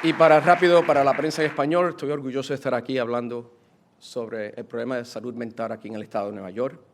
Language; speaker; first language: Spanish; early bilingual, heritage; Spanish